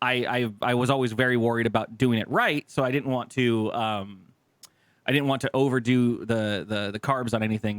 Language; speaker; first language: English; native; English